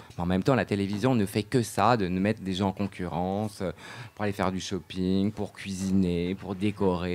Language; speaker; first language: French; native; French